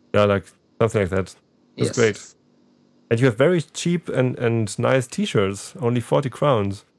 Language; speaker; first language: English; non-native, fluent; German